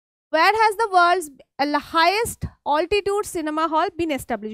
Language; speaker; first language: English; non-native, local second language; Bangla